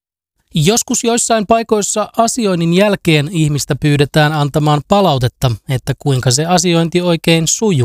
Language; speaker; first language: Finnish; native; Finnish